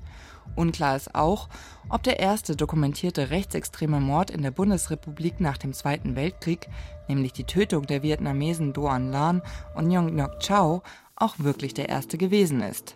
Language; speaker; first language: German; native; German